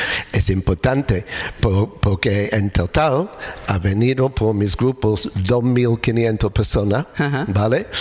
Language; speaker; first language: Spanish; non-native, learner; English